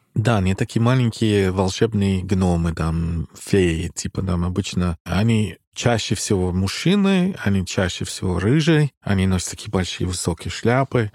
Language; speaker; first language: Russian; non-native, fluent; English